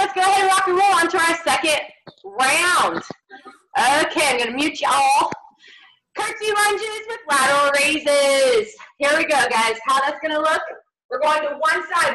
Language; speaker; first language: English; native; English